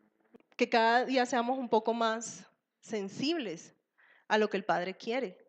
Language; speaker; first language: Spanish; native; Spanish